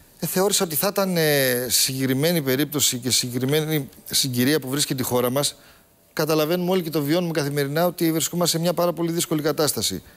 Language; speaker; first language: Greek; native; Greek